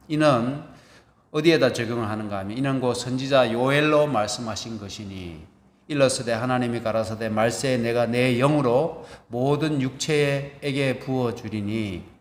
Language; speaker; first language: Korean; native; Korean